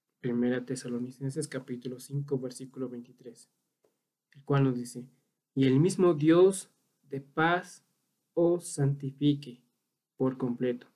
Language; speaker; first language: Spanish; native; Spanish